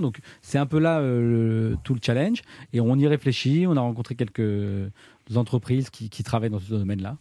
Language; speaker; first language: French; native; French